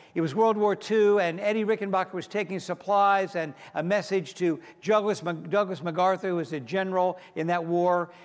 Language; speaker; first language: English; native; English